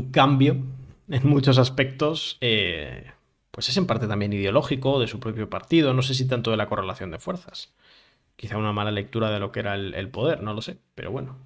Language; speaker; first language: Spanish; native; Spanish